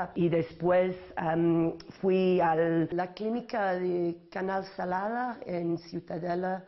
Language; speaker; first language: Spanish; non-native, learner; English